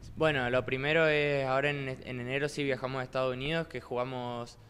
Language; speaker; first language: Spanish; native; Spanish